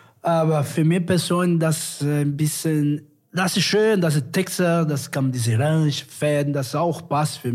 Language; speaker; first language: German; non-native, learner; Portuguese